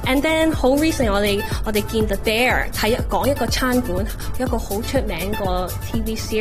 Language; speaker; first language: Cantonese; early bilingual, heritage; Cantonese